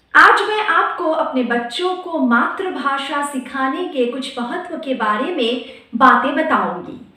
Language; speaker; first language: Hindi; non-native, local second language; Assamese